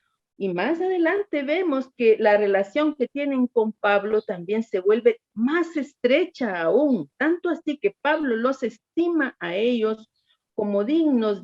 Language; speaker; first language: Spanish; native; Spanish